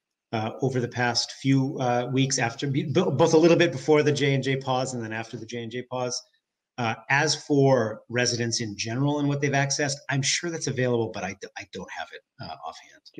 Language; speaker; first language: English; native; English